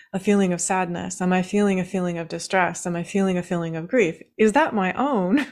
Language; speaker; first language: English; native; English